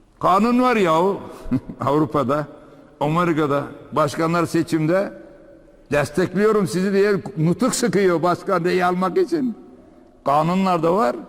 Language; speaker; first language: Turkish; native; Turkish